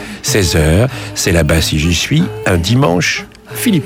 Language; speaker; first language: French; native; French